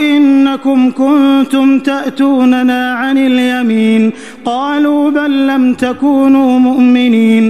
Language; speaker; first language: Arabic; native; Arabic